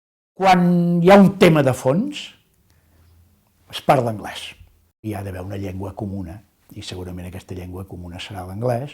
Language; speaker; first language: Catalan; native; Catalan